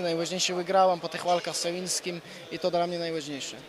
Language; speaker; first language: Polish; non-native, fluent; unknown